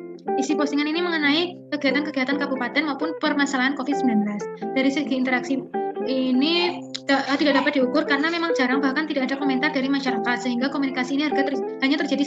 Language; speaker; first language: Indonesian; native; Indonesian